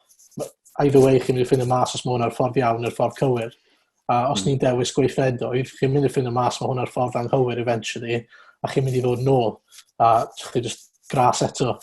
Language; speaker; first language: Welsh; native; Welsh